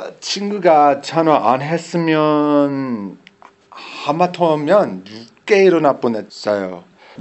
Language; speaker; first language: Korean; non-native, learner; English